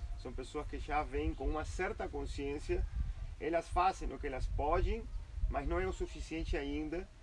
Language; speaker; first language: Portuguese; non-native, fluent; Spanish